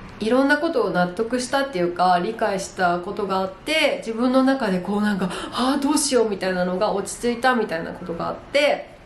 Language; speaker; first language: Japanese; native; Japanese